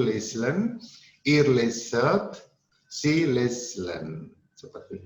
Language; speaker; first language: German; non-native, learner; Indonesian